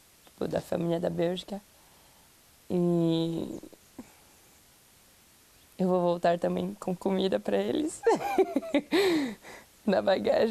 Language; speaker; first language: Portuguese; non-native, fluent; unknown